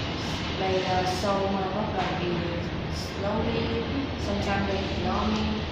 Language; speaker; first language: English; non-native, learner; Vietnamese